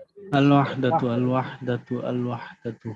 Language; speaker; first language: Arabic; non-native, learner; Bangla